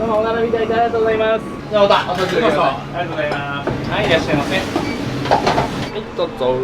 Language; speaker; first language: Japanese; native; Japanese